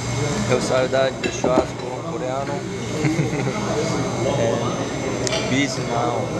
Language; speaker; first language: Portuguese; non-native, learner; Korean